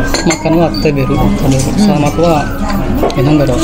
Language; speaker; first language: Japanese; non-native, learner; Indonesian